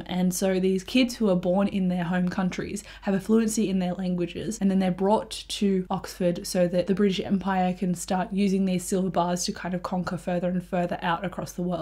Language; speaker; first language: English; native; English